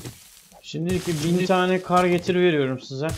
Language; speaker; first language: Turkish; native; Turkish